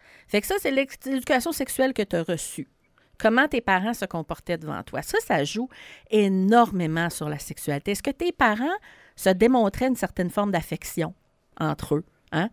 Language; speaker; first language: French; native; French